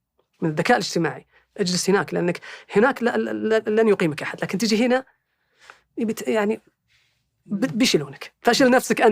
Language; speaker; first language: Arabic; native; Arabic